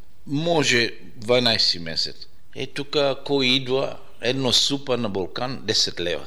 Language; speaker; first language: Bulgarian; non-native, learner; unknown